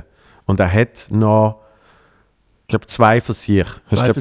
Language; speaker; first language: German; native; German